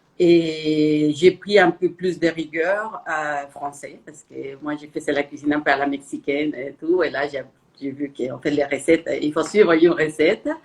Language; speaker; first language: French; non-native, fluent; Spanish